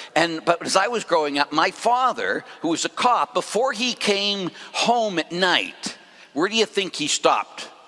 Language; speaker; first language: English; native; English